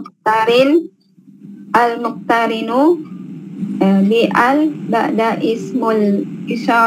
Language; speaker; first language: Arabic; non-native, learner; Indonesian